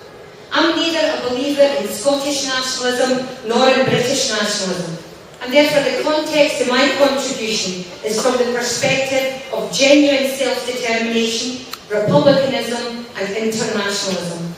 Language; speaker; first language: English; native; English